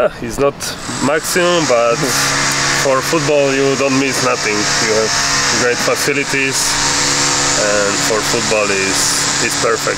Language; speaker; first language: English; non-native, learner; Slovak